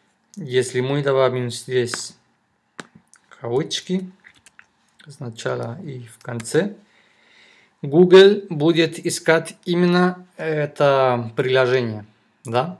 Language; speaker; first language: Russian; non-native, fluent; Spanish